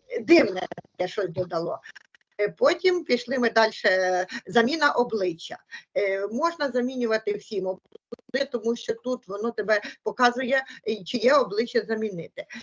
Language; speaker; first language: Ukrainian; native; Ukrainian